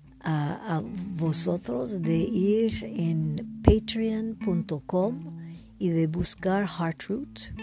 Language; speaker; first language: Spanish; non-native, learner; English